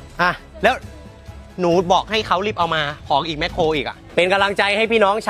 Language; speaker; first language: Thai; native; Thai